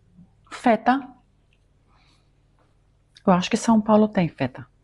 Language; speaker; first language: Portuguese; non-native, fluent; Greek